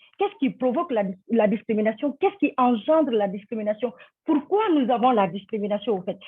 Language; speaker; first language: French; non-native, local second language; Fula